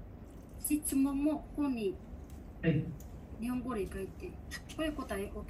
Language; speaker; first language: Japanese; non-native, fluent; Bangla